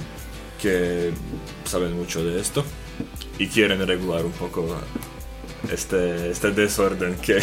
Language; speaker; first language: Spanish; non-native, fluent; Slovak